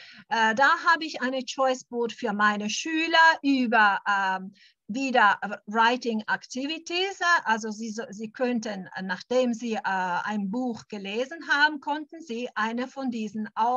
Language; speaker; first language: German; early bilingual, heritage; German